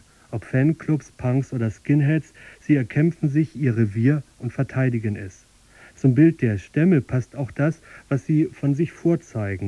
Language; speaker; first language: German; native; German